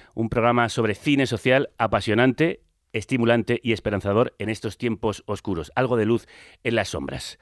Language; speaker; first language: Spanish; native; Spanish